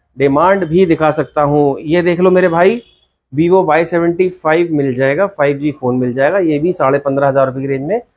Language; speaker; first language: Hindi; native; Hindi